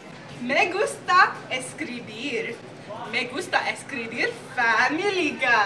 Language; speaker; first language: Spanish; non-native, learner; English